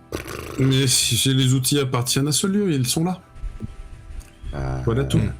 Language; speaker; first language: French; native; French